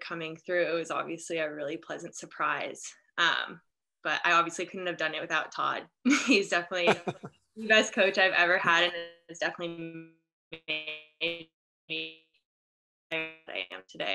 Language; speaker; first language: English; native; English